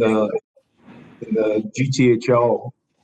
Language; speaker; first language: English; native; English